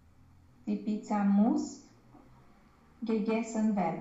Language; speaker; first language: German; non-native, learner; Romanian